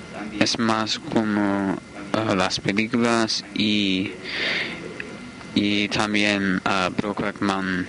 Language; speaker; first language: Spanish; non-native, learner; English